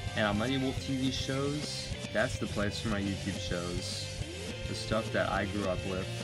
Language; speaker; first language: English; native; English